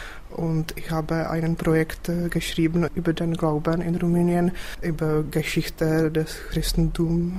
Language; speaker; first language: German; non-native, fluent; Czech